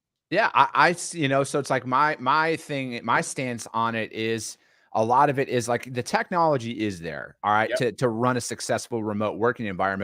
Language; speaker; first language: English; native; English